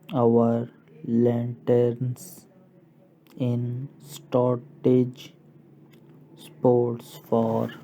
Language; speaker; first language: English; non-native, local second language; Urdu